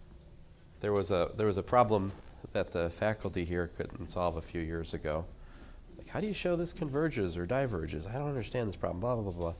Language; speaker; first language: English; native; English